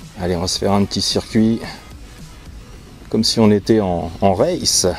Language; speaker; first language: French; native; French